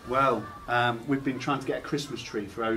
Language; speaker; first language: English; native; English